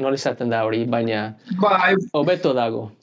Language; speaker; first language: Basque; non-native, learner; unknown